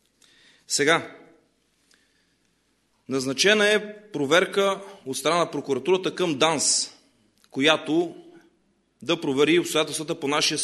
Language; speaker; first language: Bulgarian; native; Bulgarian